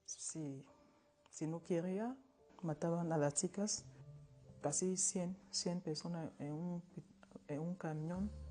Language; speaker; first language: Spanish; non-native, learner; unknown